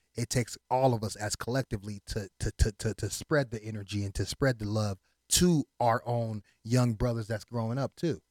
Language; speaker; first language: English; early bilingual, other home language; Haitian Creole